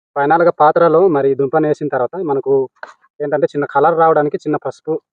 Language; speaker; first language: Telugu; non-native, local second language; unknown